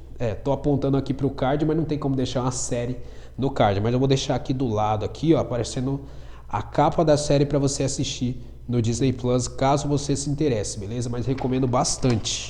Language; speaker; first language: Portuguese; native; Portuguese